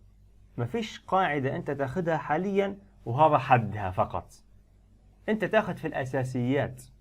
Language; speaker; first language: Arabic; native; Arabic